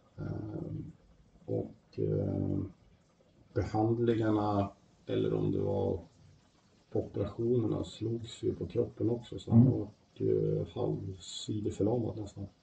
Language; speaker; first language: Swedish; native; Swedish